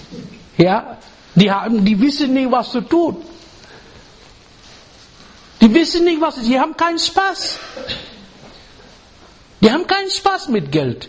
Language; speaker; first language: German; non-native, fluent; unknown